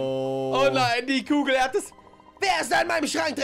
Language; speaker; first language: German; native; German